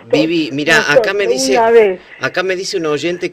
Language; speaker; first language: Spanish; native; Spanish